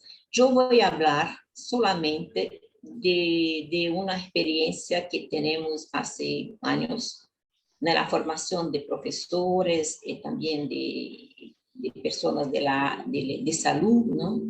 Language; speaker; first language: Spanish; non-native, learner; Portuguese